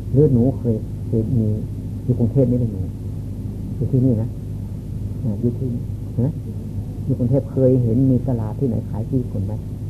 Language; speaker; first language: Thai; non-native, local second language; Lao